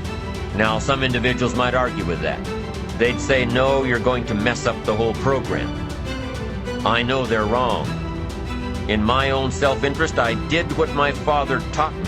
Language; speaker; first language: English; native; English